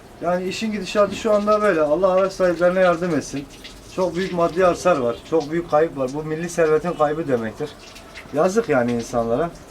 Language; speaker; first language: Turkish; native; Turkish